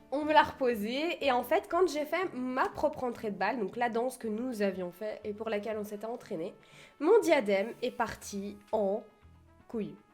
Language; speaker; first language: French; early bilingual, other home language; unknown